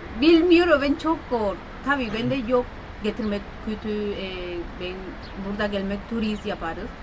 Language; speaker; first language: Turkish; non-native, learner; Spanish